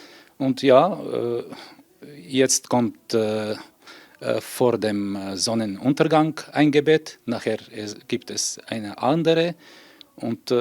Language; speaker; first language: German; non-native, learner; Albanian